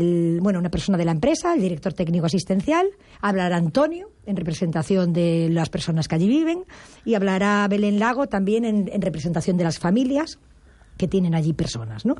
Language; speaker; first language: Spanish; native; Spanish